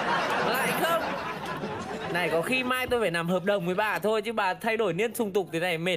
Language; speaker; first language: Vietnamese; native; Vietnamese